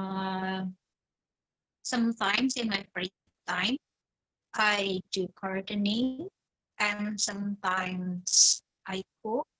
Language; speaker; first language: English; non-native, fluent; Indonesian